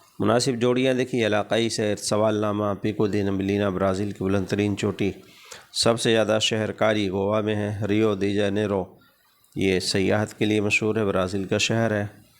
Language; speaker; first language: Urdu; native; Urdu